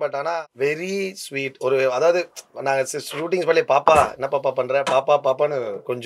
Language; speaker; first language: Tamil; native; Tamil